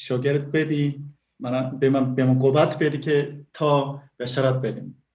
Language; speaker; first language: Persian; non-native, learner; Korean